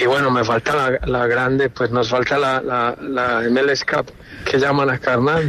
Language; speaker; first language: Spanish; native; Spanish